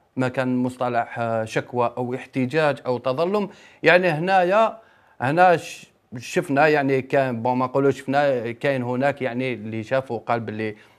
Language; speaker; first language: Arabic; native; Arabic